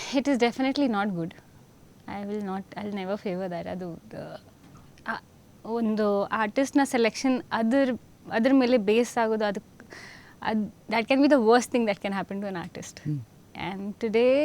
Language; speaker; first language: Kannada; non-native, fluent; Hindi